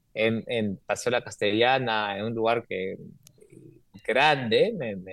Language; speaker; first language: Spanish; native; Spanish